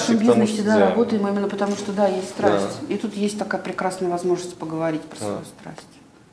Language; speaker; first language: Russian; native; Russian